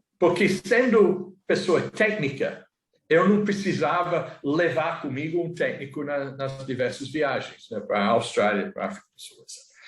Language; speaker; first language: Portuguese; non-native, fluent; English